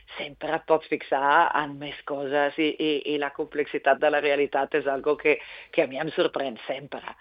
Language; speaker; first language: Catalan; non-native, fluent; Italian